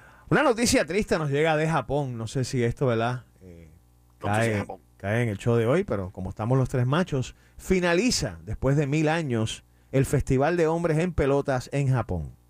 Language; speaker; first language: Spanish; native; Spanish